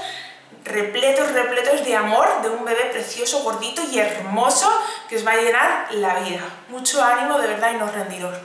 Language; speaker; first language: Spanish; native; Spanish